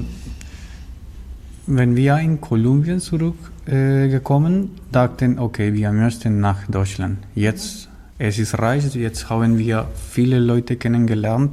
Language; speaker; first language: German; non-native, learner; Spanish